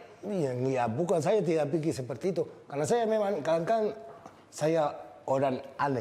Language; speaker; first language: Indonesian; non-native, fluent; Spanish